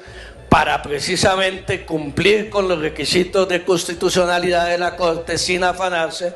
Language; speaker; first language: Spanish; native; Spanish